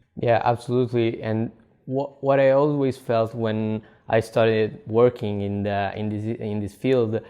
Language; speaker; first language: English; non-native, fluent; Italian